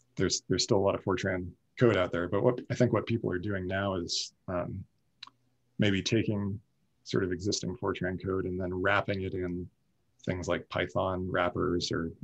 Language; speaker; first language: English; native; English